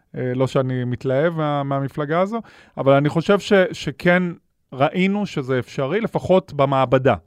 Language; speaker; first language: Hebrew; native; Hebrew